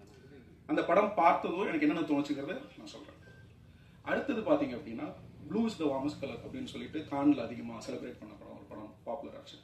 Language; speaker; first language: Tamil; native; Tamil